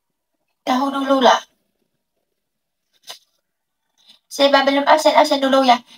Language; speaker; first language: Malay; non-native, learner; Vietnamese